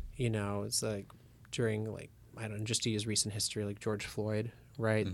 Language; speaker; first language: English; early bilingual, other home language; Russian